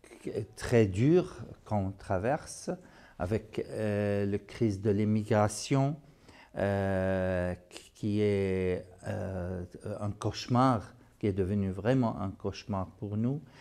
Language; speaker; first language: French; non-native, local second language; Arabic